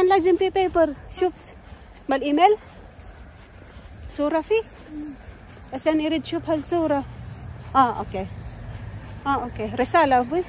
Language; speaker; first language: Arabic; non-native, learner; Filipino